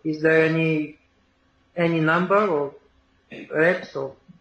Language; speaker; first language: English; non-native, fluent; Bulgarian